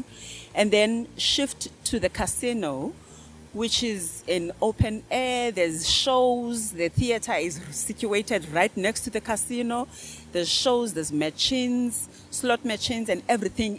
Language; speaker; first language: English; non-native, local second language; Xhosa